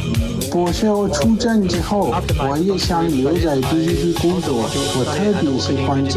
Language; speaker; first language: Chinese; non-native, fluent; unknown